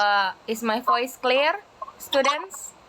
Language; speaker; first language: English; non-native, learner; Indonesian